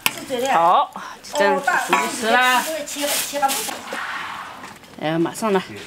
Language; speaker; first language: Chinese; native; Chinese